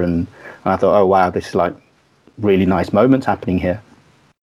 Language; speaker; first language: English; native; English